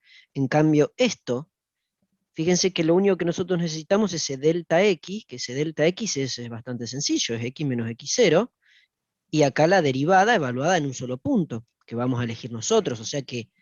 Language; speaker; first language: Spanish; native; Spanish